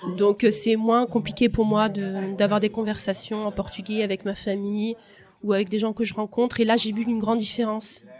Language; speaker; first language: French; early bilingual, other home language; Portuguese